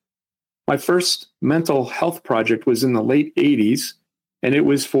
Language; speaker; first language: English; native; English